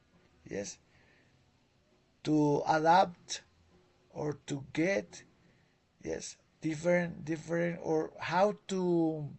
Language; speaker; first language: English; non-native, learner; Spanish